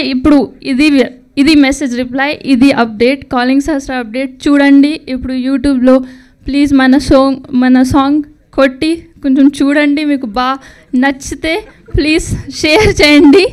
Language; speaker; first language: Telugu; non-native, learner; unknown